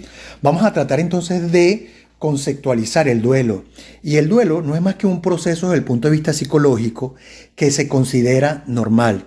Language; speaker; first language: Spanish; native; Spanish